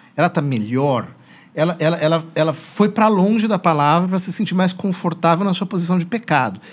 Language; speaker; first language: Portuguese; native; Portuguese